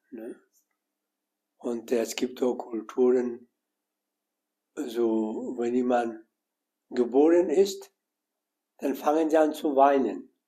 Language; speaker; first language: German; non-native, learner; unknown